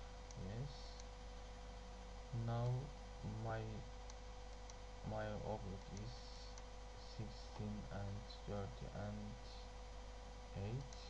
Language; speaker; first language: English; non-native, learner; Turkish